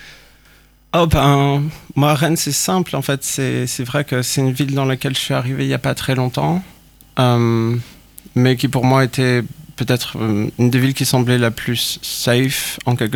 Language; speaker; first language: French; native; French